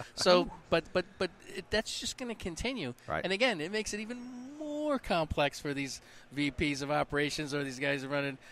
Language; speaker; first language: English; native; English